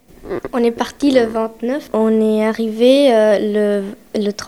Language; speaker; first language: French; early bilingual, other home language; Romanian